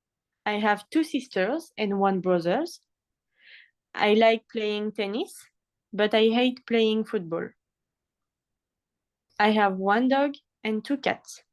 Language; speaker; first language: English; non-native, fluent; French